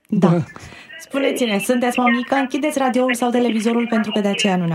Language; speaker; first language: Romanian; native; Romanian